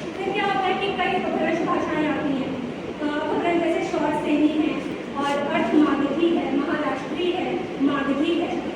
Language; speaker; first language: Hindi; native; Hindi